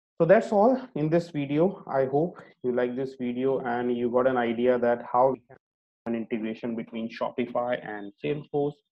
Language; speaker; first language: English; non-native, local second language; Hindi